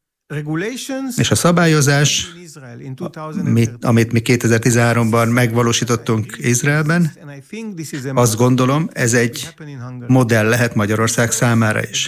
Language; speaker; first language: Hungarian; non-native, fluent; Hebrew